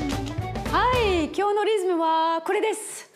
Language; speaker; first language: Japanese; non-native, fluent; French